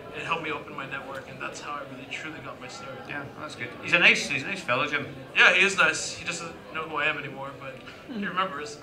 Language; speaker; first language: English; native; English